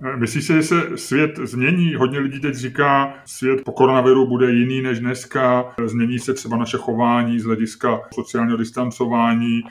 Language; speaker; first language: Czech; native; Czech